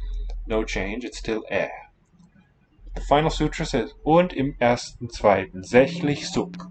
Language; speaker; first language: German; non-native, learner; English